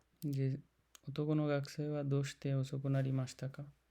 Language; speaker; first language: Japanese; non-native, fluent; Bangla